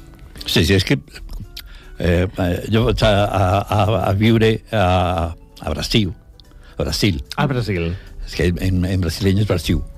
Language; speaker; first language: Catalan; non-native, learner; Spanish